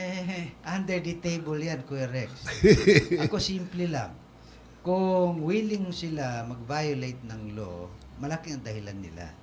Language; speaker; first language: Filipino; non-native, local second language; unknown